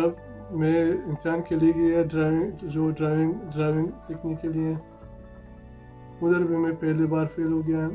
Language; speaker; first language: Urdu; non-native, fluent; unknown